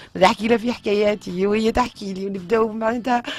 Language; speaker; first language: Arabic; early bilingual, heritage; Arabic